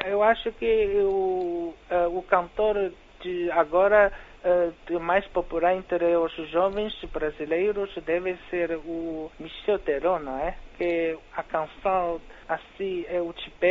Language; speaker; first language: Portuguese; non-native, fluent; Chinese